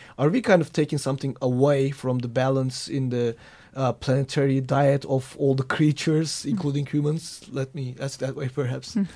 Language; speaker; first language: English; non-native, fluent; Turkish